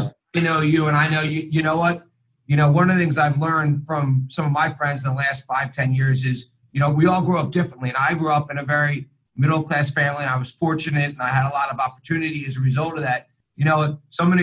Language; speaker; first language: English; native; English